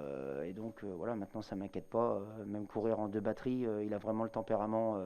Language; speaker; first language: French; native; French